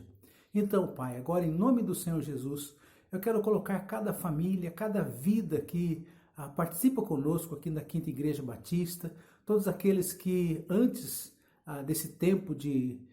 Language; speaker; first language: Portuguese; native; Portuguese